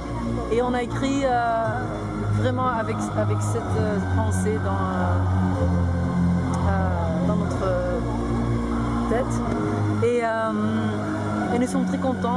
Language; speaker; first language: French; non-native, local second language; Dutch